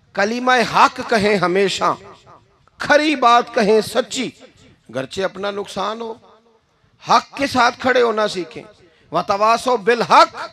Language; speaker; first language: Urdu; non-native, local second language; Punjabi